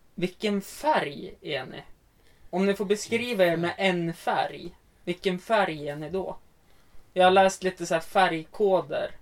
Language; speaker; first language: Swedish; native; Swedish